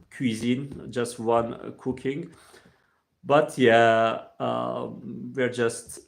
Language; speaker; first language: English; non-native, fluent; Turkish